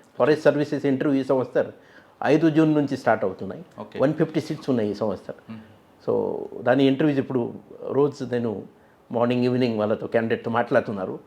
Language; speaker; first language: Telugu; non-native, fluent; Marathi